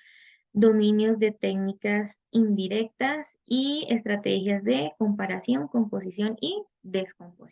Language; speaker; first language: Spanish; native; Spanish